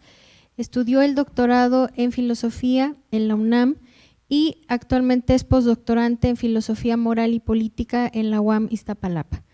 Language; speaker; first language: Spanish; native; Spanish